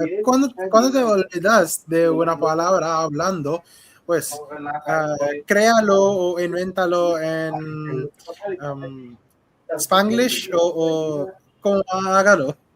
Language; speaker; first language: Spanish; non-native, fluent; Hindi